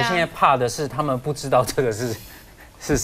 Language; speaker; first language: Chinese; native; Chinese